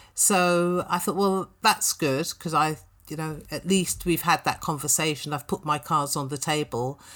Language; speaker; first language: English; native; English